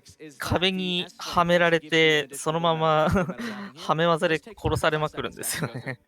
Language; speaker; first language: Japanese; native; Japanese